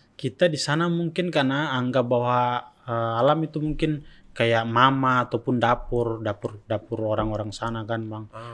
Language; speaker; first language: Indonesian; native; Indonesian